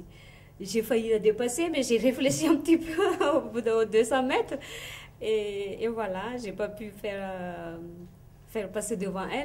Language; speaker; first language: French; non-native, local second language; Malagasy